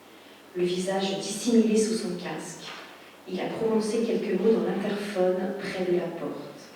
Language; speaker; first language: French; native; French